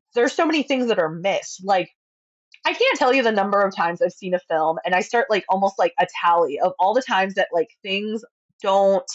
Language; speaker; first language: English; early bilingual, other home language; Spanish